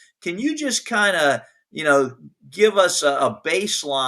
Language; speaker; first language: English; native; English